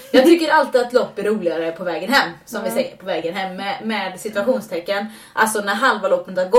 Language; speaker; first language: Swedish; native; Swedish